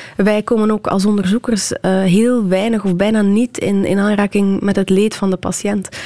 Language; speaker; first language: Dutch; native; Dutch